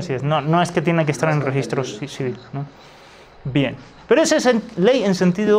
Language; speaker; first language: Spanish; native; Spanish